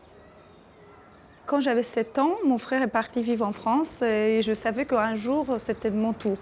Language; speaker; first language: French; non-native, fluent; Persian